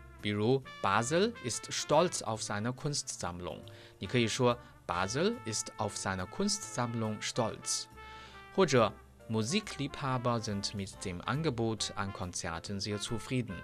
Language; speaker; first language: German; non-native, fluent; Chinese